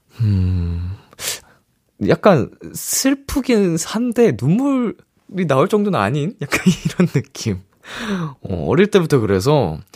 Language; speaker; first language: Korean; native; Korean